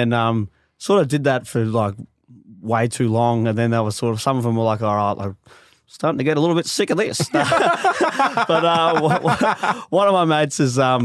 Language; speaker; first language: English; native; English